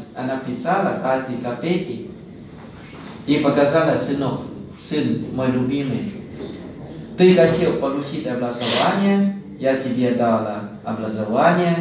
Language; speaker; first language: Russian; non-native, learner; Thai